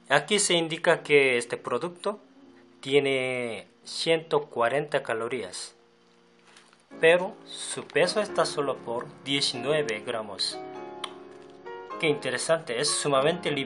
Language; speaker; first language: Spanish; non-native, fluent; Korean